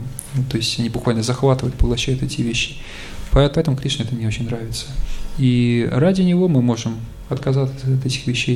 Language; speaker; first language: Russian; native; Russian